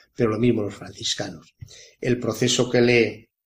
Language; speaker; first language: Spanish; native; Spanish